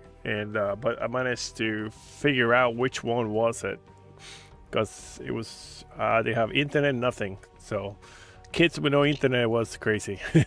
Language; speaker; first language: English; non-native, local second language; Spanish